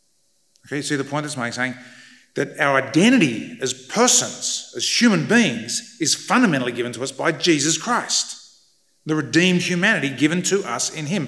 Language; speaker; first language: English; native; English